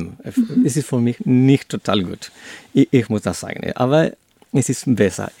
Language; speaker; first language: German; non-native, learner; Spanish